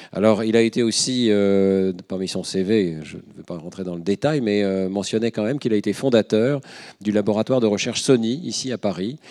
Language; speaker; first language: French; native; French